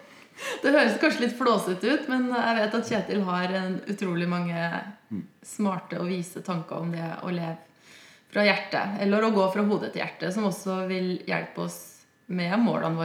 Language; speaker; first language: Norwegian; native; Norwegian